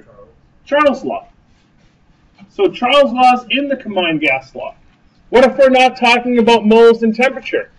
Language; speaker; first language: English; native; English